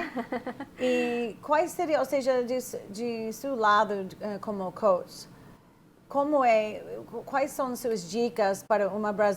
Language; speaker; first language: Portuguese; non-native, fluent; English